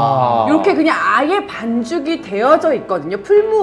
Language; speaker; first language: Korean; native; Korean